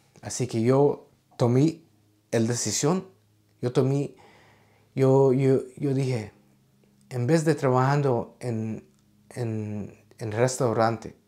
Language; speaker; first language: Spanish; early bilingual, heritage; Spanish